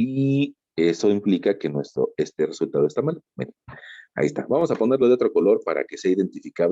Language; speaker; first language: Spanish; native; Spanish